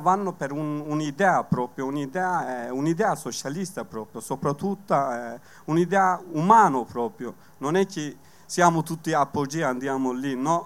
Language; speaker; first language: Italian; non-native, learner; Kurdish